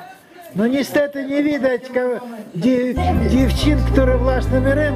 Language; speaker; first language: Polish; non-native, learner; Russian